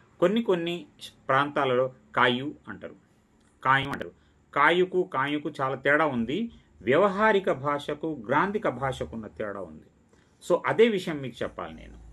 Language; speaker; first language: Telugu; non-native, local second language; Lambadi